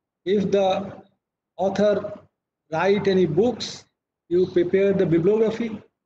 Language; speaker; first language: English; non-native, local second language; Bangla